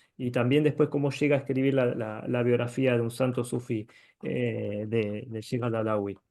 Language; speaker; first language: Spanish; native; Spanish